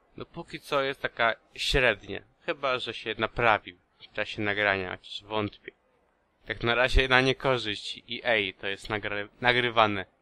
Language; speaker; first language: Polish; early bilingual, heritage; Polish